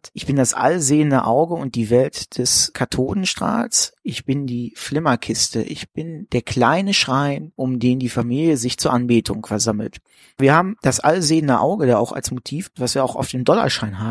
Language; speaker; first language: German; native; German